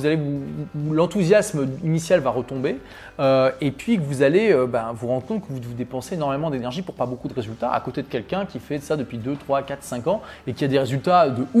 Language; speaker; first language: French; native; French